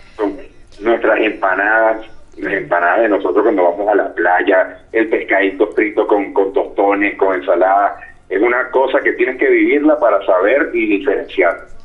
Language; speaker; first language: Spanish; native; Spanish